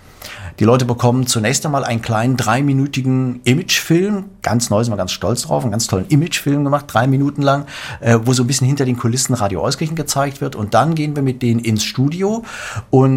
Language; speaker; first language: German; native; German